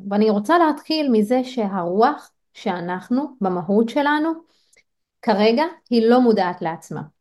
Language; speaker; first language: Hebrew; non-native, local second language; Arabic